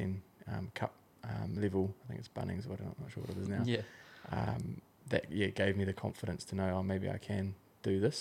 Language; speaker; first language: English; native; English